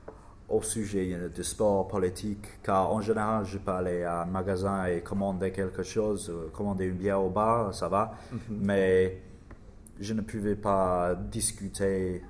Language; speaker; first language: French; non-native, learner; English